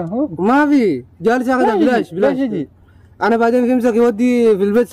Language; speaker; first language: Arabic; non-native, learner; Oromo